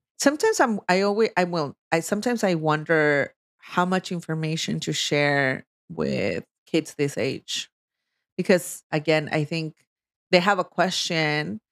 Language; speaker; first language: English; non-native, fluent; Spanish